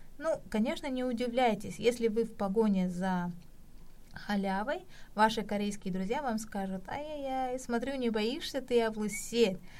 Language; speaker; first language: Russian; non-native, local second language; Kazakh